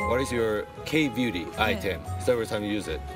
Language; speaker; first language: English; non-native, learner; Korean